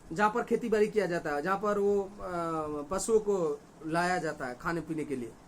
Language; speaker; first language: Hindi; non-native, local second language; Bangla